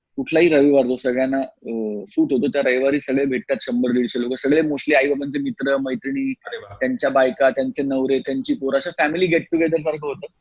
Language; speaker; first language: Marathi; native; Marathi